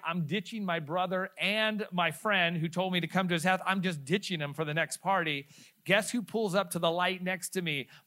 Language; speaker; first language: English; native; English